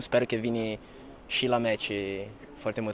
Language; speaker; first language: Romanian; non-native, learner; Portuguese